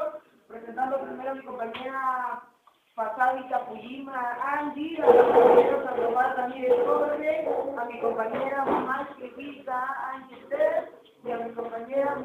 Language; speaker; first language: Spanish; native; Spanish